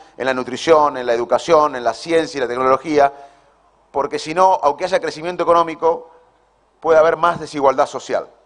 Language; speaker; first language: Spanish; native; Spanish